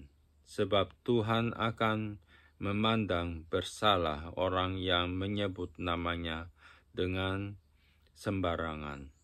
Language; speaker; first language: Indonesian; non-native, fluent; Japanese